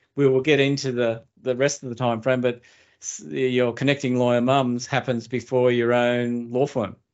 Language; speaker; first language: English; native; English